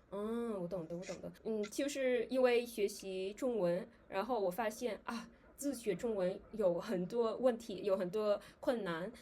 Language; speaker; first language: Chinese; non-native, fluent; Vietnamese